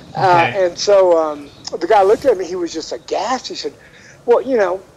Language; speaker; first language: English; native; English